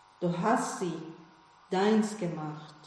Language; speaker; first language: German; non-native, fluent; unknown